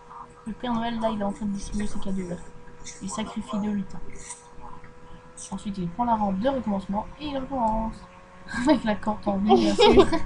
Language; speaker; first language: French; native; French